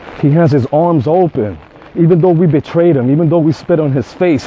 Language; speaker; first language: English; native; English